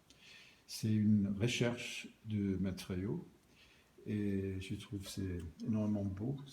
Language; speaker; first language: French; non-native, learner; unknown